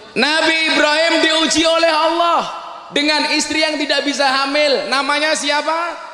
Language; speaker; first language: Indonesian; non-native, local second language; Javanese